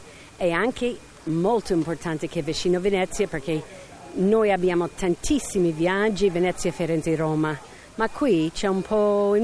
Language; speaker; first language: Italian; non-native, fluent; English